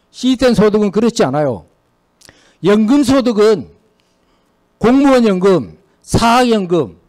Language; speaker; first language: Korean; native; Korean